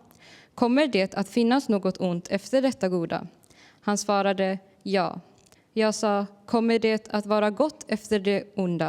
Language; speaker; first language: Swedish; early bilingual, other home language; Urdu